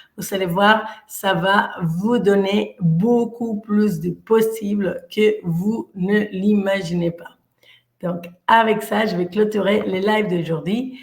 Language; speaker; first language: French; non-native, fluent; Spanish